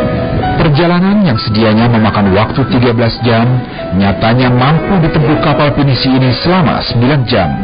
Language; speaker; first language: Indonesian; native; Indonesian